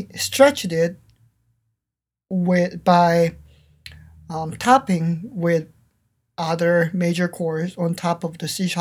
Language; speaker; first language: English; non-native, fluent; Korean